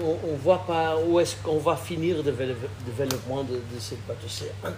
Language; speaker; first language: French; non-native, fluent; Portuguese